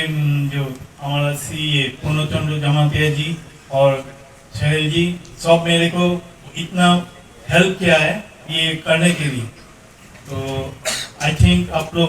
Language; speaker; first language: Hindi; non-native, local second language; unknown